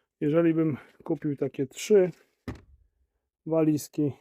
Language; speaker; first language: Polish; native; Polish